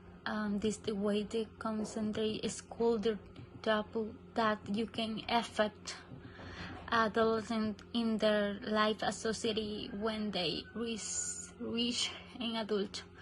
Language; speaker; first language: English; non-native, learner; Spanish